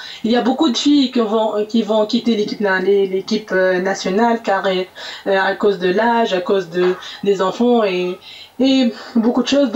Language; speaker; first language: French; non-native, local second language; Arabic